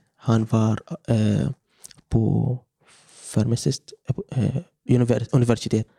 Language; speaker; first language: Swedish; non-native, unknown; Arabic